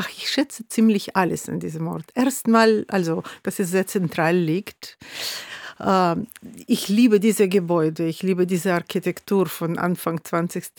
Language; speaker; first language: German; non-native, fluent; Russian